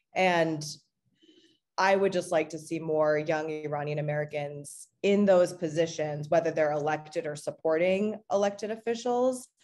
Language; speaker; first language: English; native; English